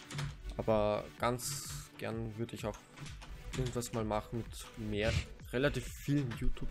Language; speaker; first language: German; native; German